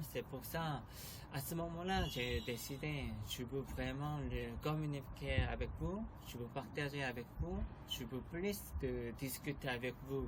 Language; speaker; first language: French; non-native, learner; Korean